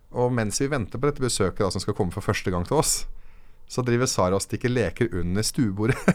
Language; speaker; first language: Norwegian; early bilingual, other home language; Arabic